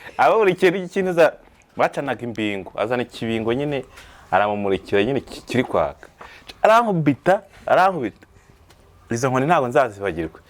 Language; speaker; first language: Kinyarwanda; native; Kinyarwanda